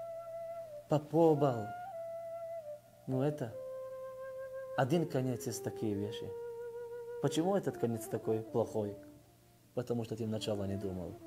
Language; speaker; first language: Russian; early bilingual, heritage; Russian